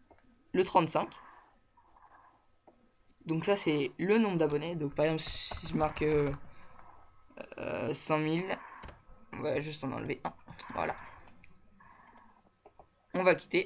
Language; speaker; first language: French; native; French